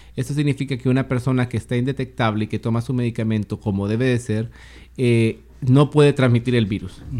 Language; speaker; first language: Spanish; native; Spanish